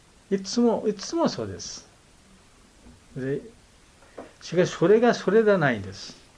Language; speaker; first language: Japanese; non-native, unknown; Bangla